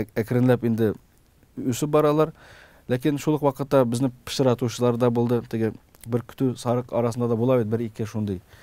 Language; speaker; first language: Tatar; early bilingual, heritage; Tatar